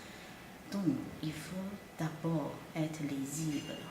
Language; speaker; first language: French; non-native, fluent; Chinese